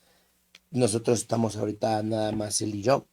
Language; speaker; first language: Spanish; native; Spanish